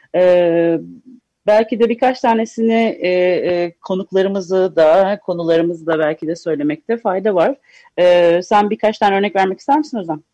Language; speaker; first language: Turkish; early bilingual, heritage; Turkish